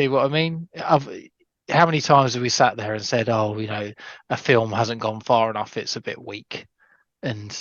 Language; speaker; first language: English; native; English